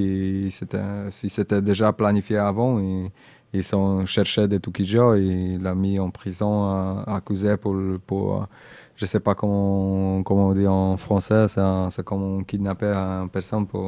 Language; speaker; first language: French; non-native, learner; Indonesian